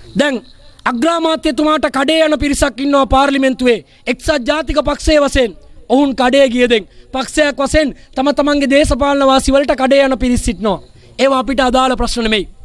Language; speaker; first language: Sinhala; non-native, local second language; Tamil